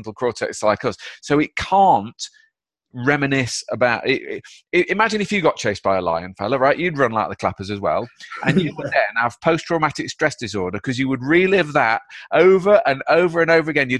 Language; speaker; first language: English; native; English